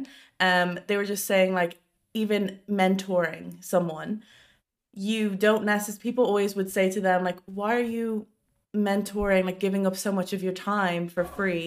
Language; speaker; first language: English; native; English